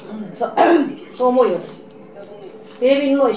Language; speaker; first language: Japanese; native; Japanese